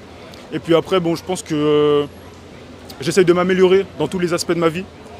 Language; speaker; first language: French; native; French